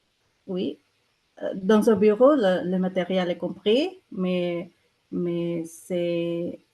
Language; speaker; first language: French; non-native, learner; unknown